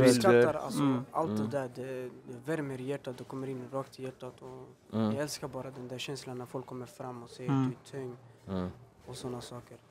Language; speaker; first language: Swedish; early bilingual, other home language; Albanian